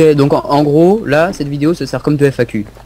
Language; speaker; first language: French; native; French